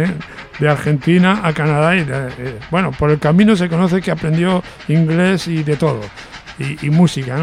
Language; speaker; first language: Spanish; native; Spanish